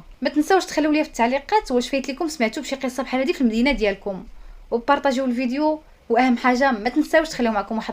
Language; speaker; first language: Arabic; native; Arabic